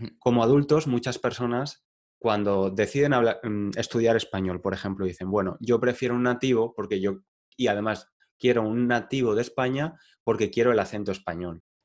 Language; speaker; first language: Spanish; native; Spanish